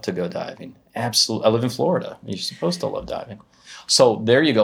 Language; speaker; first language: English; native; English